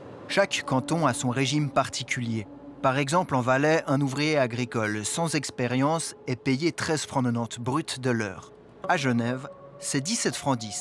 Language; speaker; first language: French; native; French